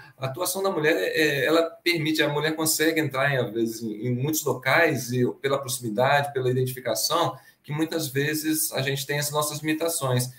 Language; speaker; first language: Portuguese; native; Portuguese